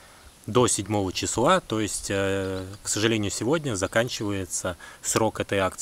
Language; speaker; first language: Russian; native; Russian